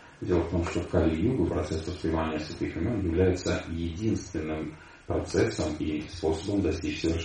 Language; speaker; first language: Russian; native; Russian